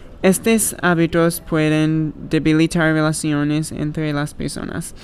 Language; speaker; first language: Spanish; non-native, learner; English